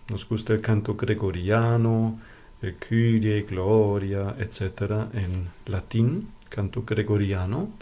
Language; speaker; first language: Spanish; non-native, fluent; German